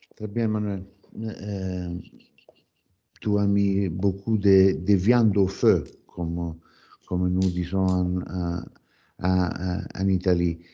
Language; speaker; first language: French; non-native, fluent; Italian